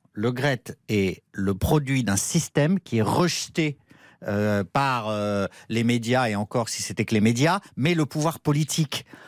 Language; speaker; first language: French; native; French